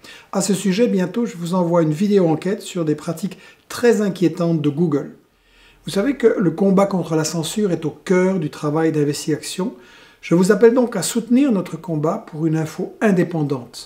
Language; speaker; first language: French; native; French